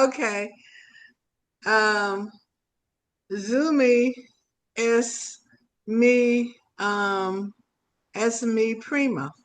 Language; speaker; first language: Spanish; non-native, learner; English